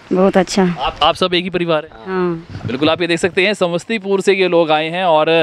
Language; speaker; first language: Hindi; native; Hindi